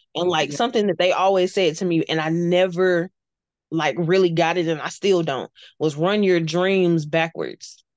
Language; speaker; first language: English; native; English